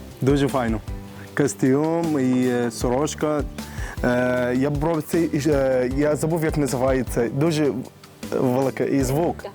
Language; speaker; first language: Ukrainian; non-native, learner; Arabic